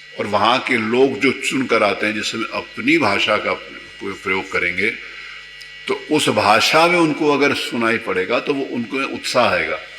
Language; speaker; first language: Hindi; native; Hindi